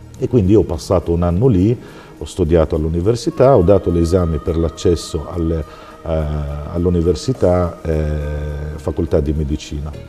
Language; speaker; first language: Italian; non-native, fluent; Arabic